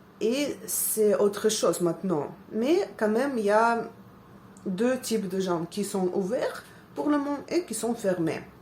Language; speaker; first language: French; non-native, fluent; Russian